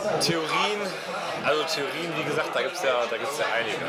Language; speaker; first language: German; native; German